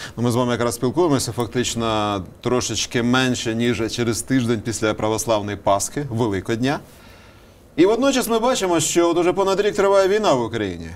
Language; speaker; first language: Ukrainian; native; Ukrainian